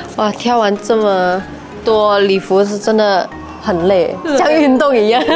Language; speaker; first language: Chinese; non-native, fluent; Indonesian